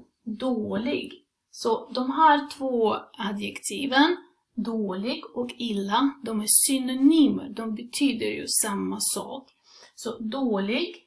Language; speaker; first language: Swedish; non-native, fluent; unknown